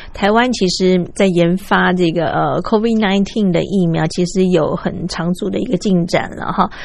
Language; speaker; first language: Chinese; native; Chinese